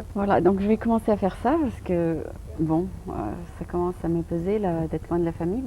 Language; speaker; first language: French; native; French